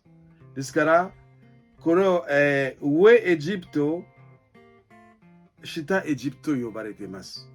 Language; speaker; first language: Japanese; non-native, fluent; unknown